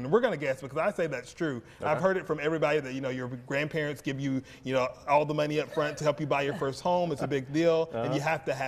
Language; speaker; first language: English; native; English